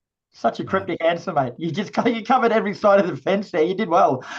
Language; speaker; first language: English; native; English